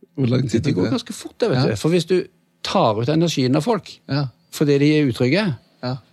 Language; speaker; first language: Norwegian; native; Norwegian